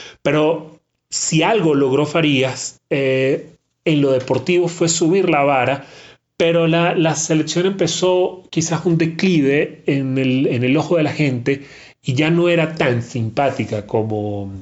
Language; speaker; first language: Spanish; native; Spanish